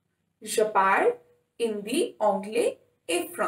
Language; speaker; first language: French; non-native, fluent; Hindi